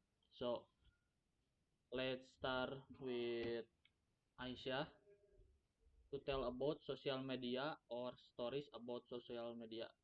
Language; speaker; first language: English; non-native, learner; Indonesian